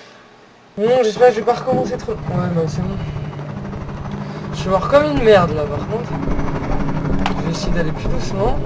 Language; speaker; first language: French; native; French